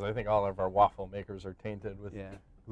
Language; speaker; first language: English; native; English